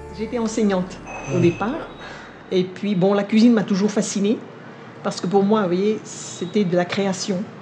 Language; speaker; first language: French; non-native, local second language; Vietnamese